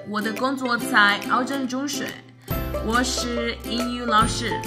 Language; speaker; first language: Chinese; non-native, learner; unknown